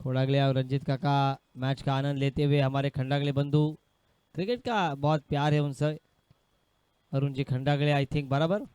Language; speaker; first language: Hindi; non-native, local second language; Marathi